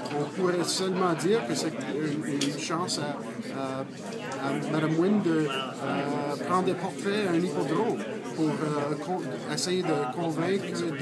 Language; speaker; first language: French; non-native, fluent; English